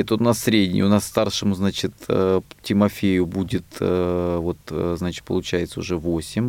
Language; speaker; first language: Russian; native; Russian